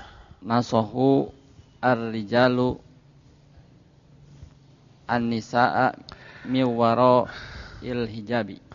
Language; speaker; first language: Arabic; non-native, learner; Indonesian